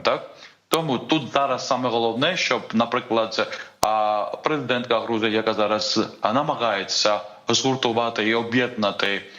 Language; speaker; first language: Ukrainian; non-native, fluent; Georgian